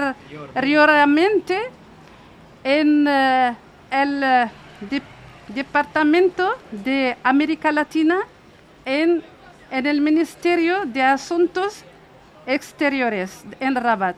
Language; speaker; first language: Spanish; non-native, fluent; Arabic